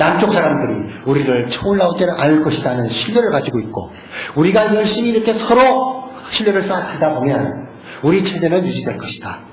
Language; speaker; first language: Korean; native; Korean